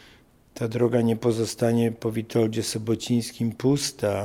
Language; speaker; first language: Polish; native; Polish